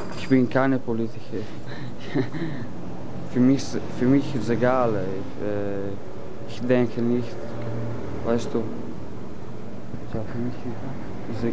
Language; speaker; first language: German; non-native, learner; Italian